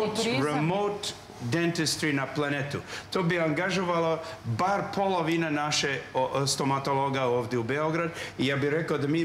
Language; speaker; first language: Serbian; non-native, learner; English